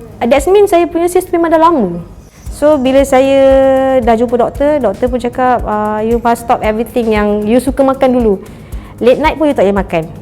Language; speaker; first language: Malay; native; Malay